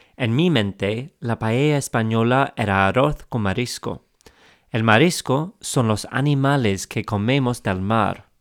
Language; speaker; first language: Spanish; non-native, fluent; English